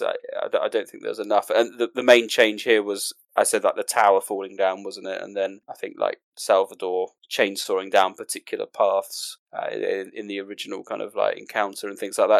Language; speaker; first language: English; native; English